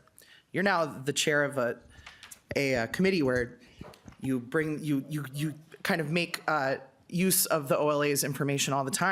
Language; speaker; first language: English; native; English